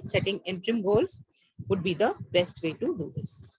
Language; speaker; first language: English; non-native, local second language; Hindi